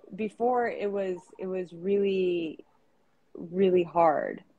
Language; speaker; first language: English; non-native, fluent; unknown